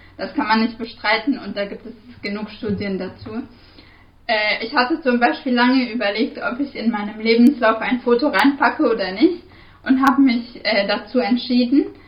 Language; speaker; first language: German; non-native, fluent; Arabic